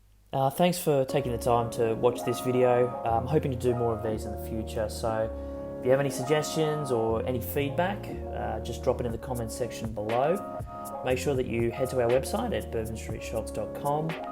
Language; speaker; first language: English; native; English